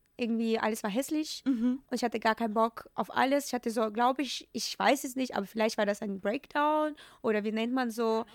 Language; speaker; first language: German; non-native, fluent; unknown